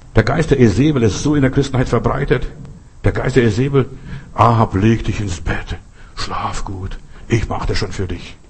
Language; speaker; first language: German; non-native, fluent; Russian